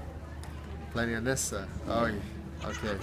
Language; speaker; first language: Welsh; non-native, learner; English